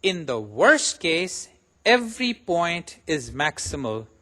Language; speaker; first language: English; non-native, local second language; Urdu